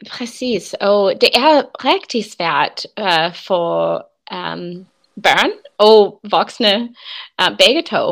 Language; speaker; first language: Danish; non-native, learner; English